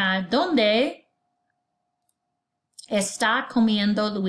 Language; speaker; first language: Spanish; non-native, fluent; English